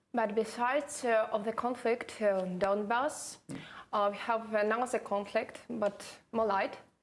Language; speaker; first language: English; non-native, learner; Ukrainian